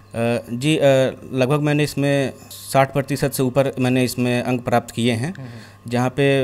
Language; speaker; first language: Hindi; native; Hindi